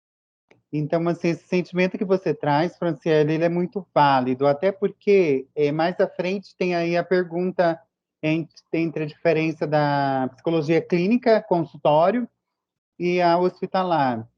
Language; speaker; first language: Portuguese; native; Portuguese